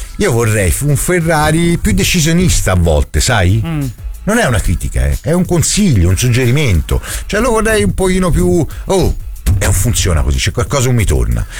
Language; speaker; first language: Italian; native; Italian